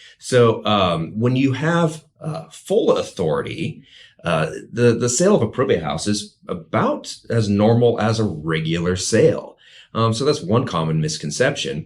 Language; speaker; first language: English; native; English